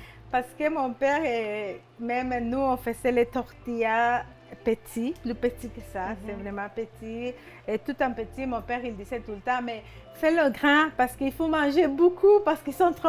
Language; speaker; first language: French; non-native, fluent; Spanish